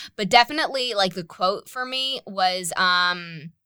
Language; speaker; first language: English; native; English